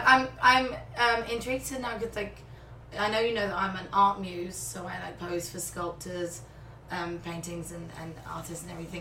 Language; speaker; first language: English; native; English